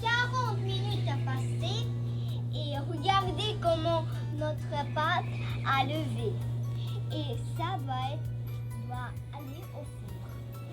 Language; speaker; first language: French; early bilingual, heritage; French